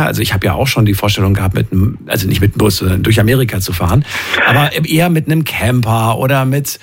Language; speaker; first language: German; native; German